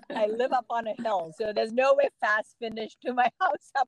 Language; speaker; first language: English; non-native, local second language; Tamil